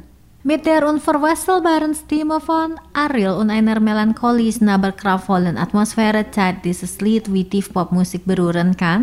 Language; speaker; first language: German; non-native, fluent; Indonesian